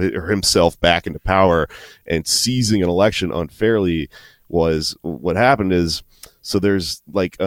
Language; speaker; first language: English; native; English